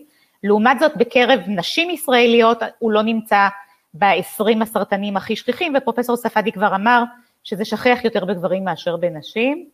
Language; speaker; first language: Hebrew; native; Hebrew